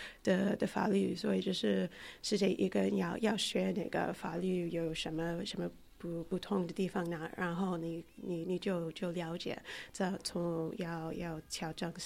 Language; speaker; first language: Chinese; non-native, fluent; English